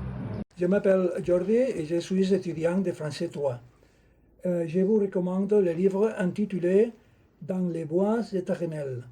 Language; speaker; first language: French; non-native, learner; Catalan